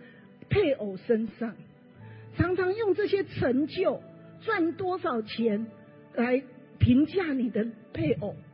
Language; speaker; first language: Chinese; native; Chinese